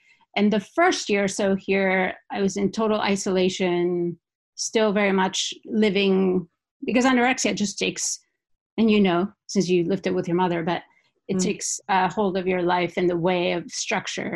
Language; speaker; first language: English; non-native, fluent; Spanish